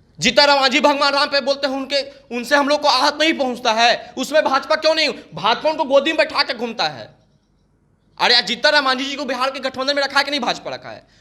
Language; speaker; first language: Hindi; native; Hindi